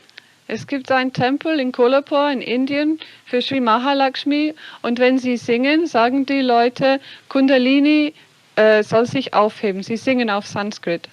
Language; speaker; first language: German; non-native, fluent; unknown